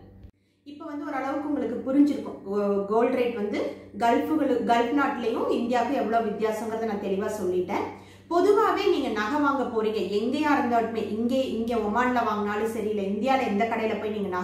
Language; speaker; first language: Tamil; native; Tamil